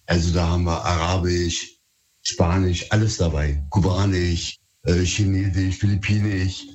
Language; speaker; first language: German; early bilingual, other home language; Turkish